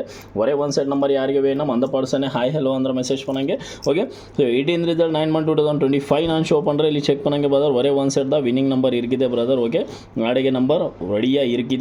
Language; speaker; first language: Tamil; non-native, learner; Kannada